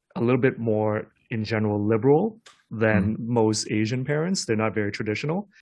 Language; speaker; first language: English; non-native, local second language; Cantonese